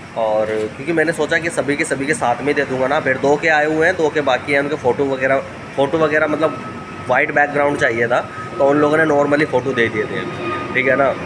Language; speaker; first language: Hindi; native; Hindi